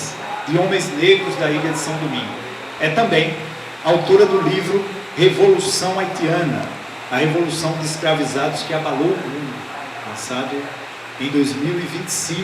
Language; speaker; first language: Portuguese; native; Portuguese